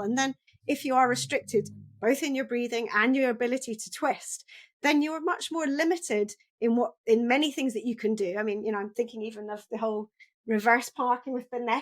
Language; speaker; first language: English; native; English